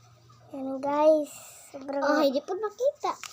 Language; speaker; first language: Filipino; non-native, local second language; Cebuano